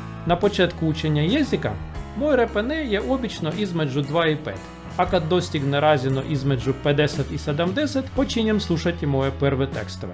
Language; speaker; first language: Croatian; non-native, learner; Russian